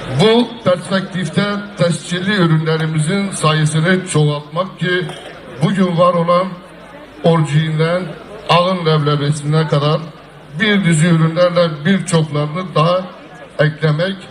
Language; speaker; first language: Turkish; native; Turkish